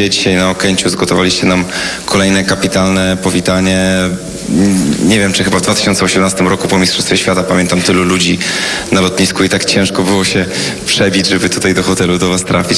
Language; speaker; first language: Polish; native; Polish